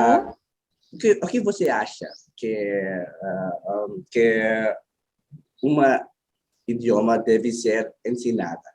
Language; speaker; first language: Portuguese; non-native, learner; Filipino